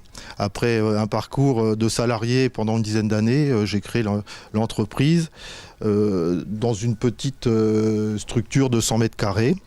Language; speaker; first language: French; native; French